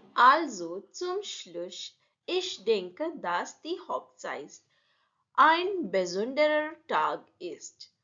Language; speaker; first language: German; non-native, learner; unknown